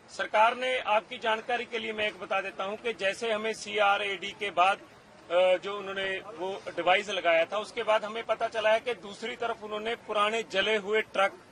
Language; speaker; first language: Hindi; native; Hindi